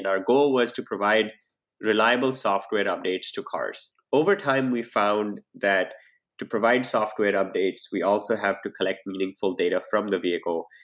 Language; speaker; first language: English; non-native, local second language; Hindi